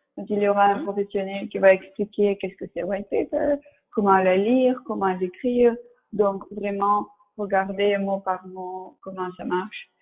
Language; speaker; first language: French; non-native, fluent; Russian